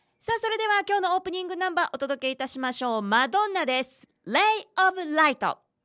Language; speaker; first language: Japanese; native; Japanese